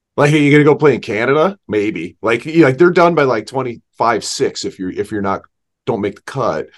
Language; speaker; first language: English; native; English